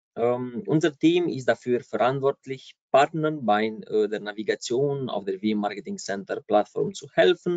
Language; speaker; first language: German; non-native, fluent; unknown